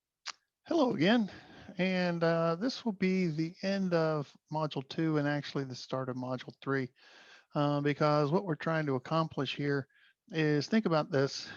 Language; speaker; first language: English; native; English